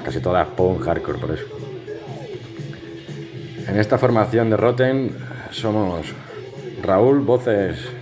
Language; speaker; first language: Spanish; native; Spanish